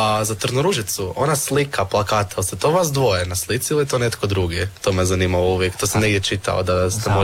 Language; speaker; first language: Serbian; native; Serbian